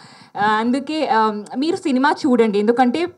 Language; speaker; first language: Telugu; non-native, learner; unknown